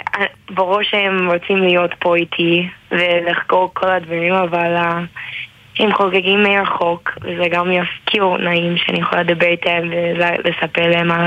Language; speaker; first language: Hebrew; non-native, learner; English